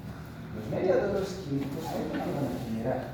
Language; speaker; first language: Spanish; native; Spanish